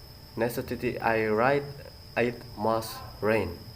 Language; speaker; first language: English; non-native, learner; Indonesian